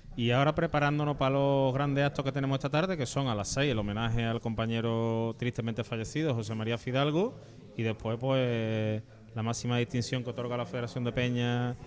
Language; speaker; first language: Spanish; native; Spanish